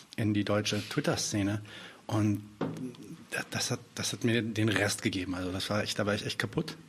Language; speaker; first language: German; early bilingual, other home language; Arabic